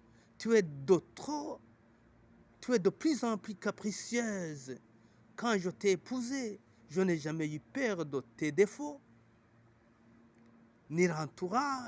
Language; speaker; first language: French; non-native, local second language; Rundi